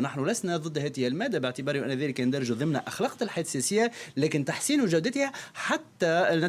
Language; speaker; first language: Arabic; native; Arabic